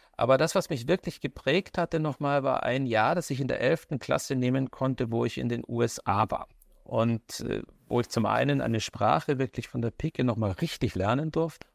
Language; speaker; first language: German; native; German